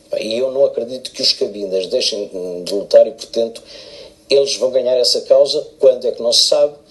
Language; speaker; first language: Portuguese; native; Portuguese